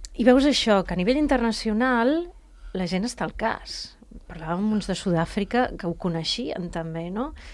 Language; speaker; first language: Catalan; native; Catalan